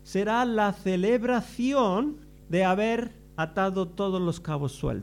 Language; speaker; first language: Spanish; native; Spanish